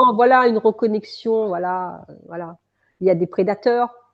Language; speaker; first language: French; native; French